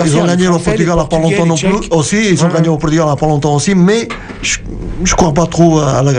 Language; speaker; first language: French; non-native, fluent; Portuguese